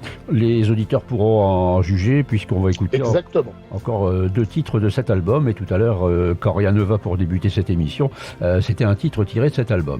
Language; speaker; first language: French; native; French